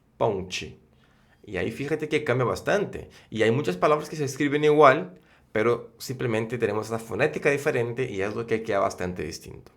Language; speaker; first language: Spanish; non-native, fluent; Portuguese